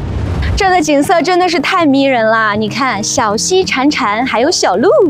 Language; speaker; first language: Chinese; native; Chinese